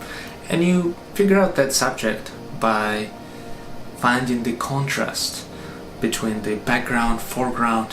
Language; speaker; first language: English; non-native, fluent; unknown